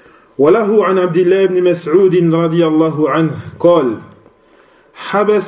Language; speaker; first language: Arabic; non-native, fluent; French